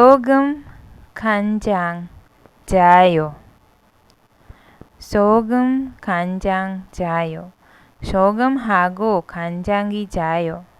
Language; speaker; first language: Korean; non-native, learner; Hindi